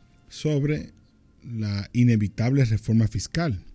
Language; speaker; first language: Spanish; native; Spanish